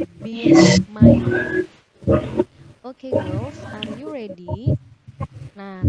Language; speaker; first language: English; non-native, fluent; Indonesian